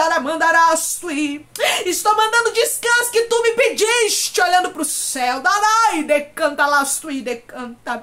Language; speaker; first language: Portuguese; native; Portuguese